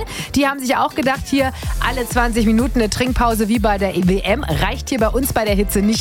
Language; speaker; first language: German; native; German